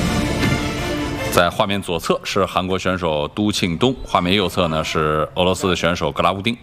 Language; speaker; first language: Chinese; native; Chinese